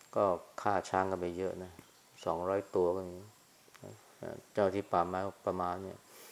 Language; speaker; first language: Thai; native; Thai